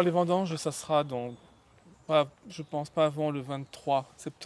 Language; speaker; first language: French; native; French